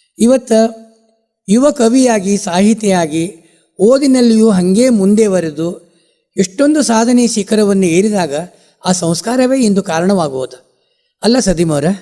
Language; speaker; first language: Kannada; native; Kannada